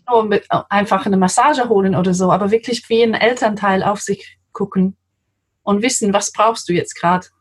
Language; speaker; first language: German; non-native, fluent; English